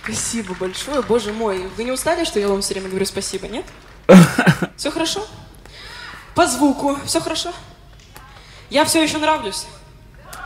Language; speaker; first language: Russian; native; Russian